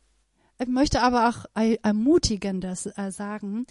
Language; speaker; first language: German; non-native, fluent; Persian